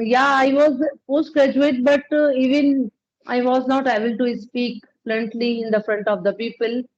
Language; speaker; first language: English; non-native, learner; Punjabi